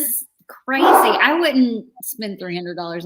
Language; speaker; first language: English; native; English